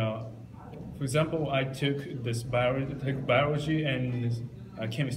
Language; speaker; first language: English; non-native, learner; Japanese